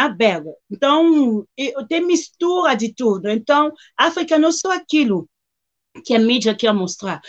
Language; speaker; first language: Portuguese; non-native, fluent; Lingala